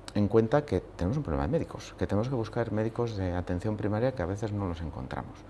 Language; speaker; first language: Spanish; native; Spanish